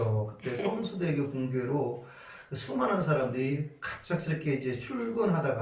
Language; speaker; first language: Korean; native; Korean